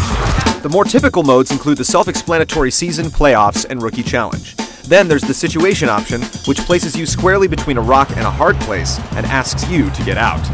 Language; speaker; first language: English; native; English